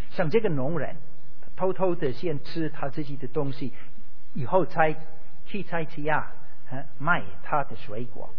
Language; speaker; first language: Chinese; non-native, fluent; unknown